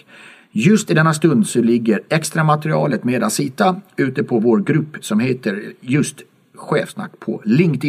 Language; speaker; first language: Swedish; native; Swedish